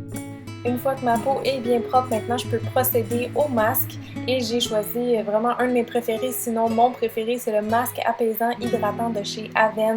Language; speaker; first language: French; native; French